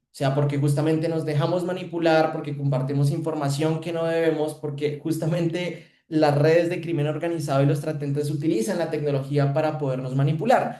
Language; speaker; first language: Spanish; native; Spanish